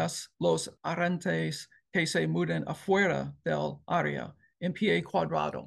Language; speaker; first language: Spanish; non-native, learner; English